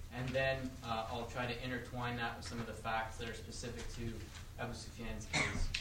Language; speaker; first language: English; native; English